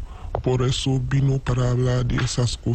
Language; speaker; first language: Spanish; non-native, learner; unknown